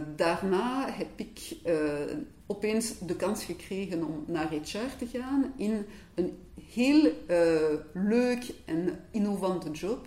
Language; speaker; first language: Dutch; non-native, local second language; French